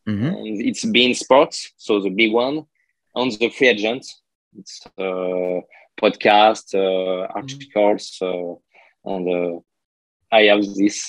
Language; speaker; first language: English; non-native, learner; French